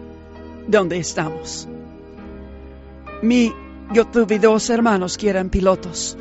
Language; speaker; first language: Spanish; non-native, fluent; English